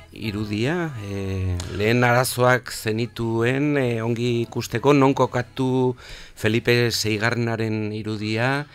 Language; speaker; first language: Basque; native; Basque